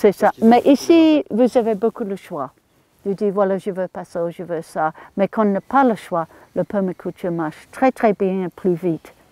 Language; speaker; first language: French; non-native, learner; English